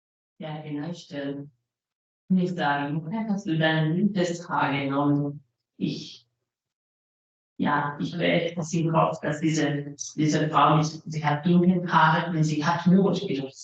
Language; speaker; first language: German; non-native, learner; Italian